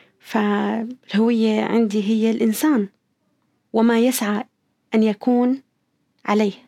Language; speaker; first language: Arabic; native; Arabic